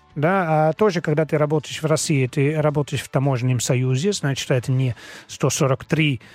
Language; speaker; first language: Russian; non-native, fluent; Dutch